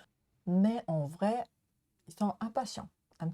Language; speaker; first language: French; non-native, learner; Japanese